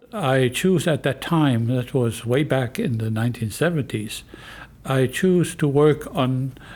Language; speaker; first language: English; non-native, fluent; German